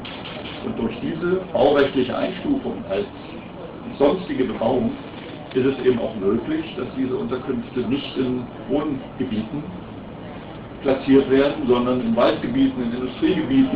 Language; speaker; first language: German; native; German